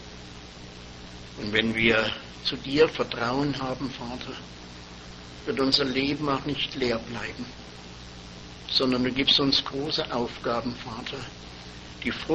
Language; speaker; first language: German; native; German